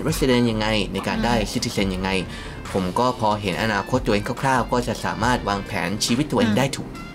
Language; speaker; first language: Thai; native; Thai